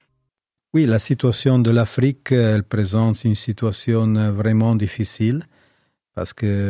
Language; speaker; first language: French; non-native, learner; Italian